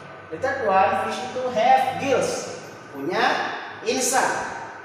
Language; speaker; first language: English; non-native, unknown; Indonesian